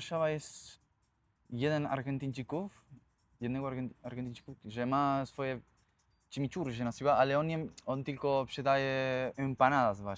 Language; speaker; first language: Polish; non-native, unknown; Spanish